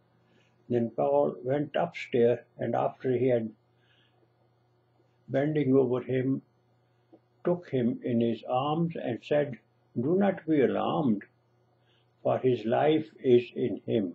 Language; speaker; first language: English; non-native, local second language; Punjabi